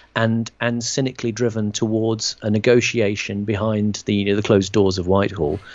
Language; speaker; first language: English; native; English